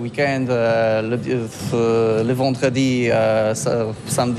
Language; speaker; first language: French; non-native, learner; Polish